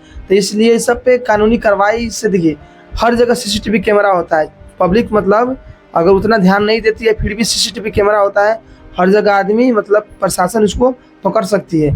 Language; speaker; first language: Hindi; native; Hindi